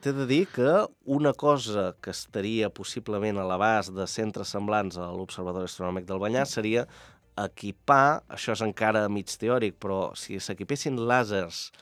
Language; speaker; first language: Catalan; native; Catalan